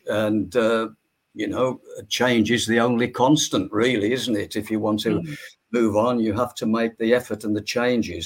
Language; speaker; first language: English; native; English